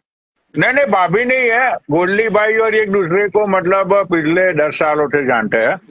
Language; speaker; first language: Hindi; native; Hindi